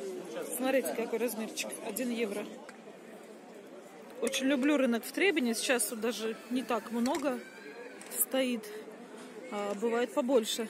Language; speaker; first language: Russian; native; Russian